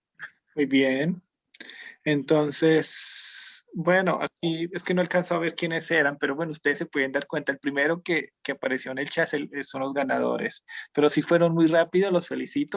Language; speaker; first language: Spanish; native; Spanish